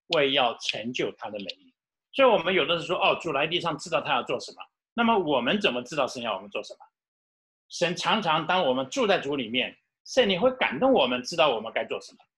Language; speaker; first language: Chinese; native; Chinese